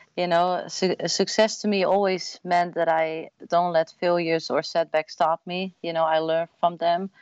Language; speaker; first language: English; non-native, fluent; Dutch